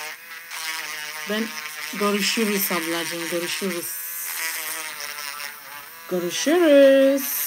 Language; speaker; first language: Turkish; non-native, learner; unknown